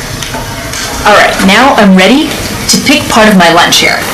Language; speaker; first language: English; early bilingual, other home language; Italian